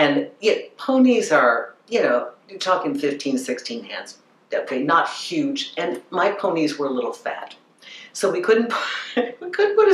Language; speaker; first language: English; native; English